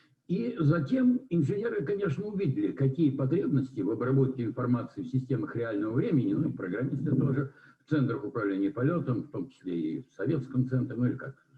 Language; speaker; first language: Russian; native; Russian